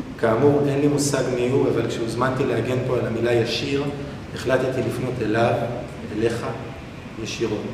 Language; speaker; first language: Hebrew; native; Hebrew